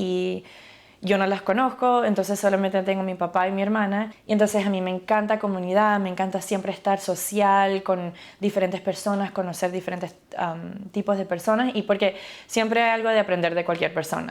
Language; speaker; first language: Spanish; early bilingual, other home language; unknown